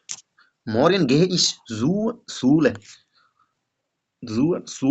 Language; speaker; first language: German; non-native, learner; Hindi